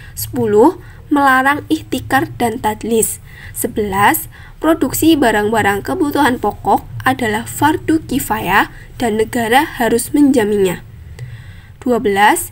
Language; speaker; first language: Indonesian; native; Indonesian